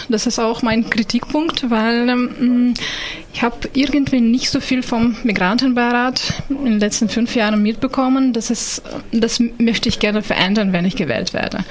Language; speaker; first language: German; non-native, fluent; Ukrainian